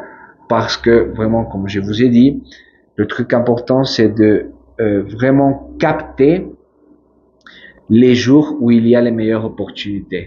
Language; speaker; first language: French; non-native, fluent; Spanish